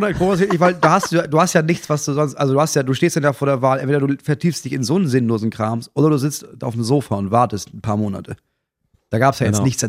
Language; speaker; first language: German; native; German